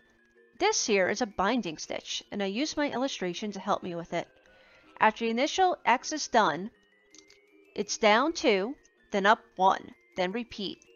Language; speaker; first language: English; native; English